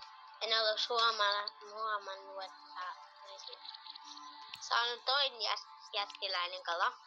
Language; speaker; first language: Finnish; early bilingual, other home language; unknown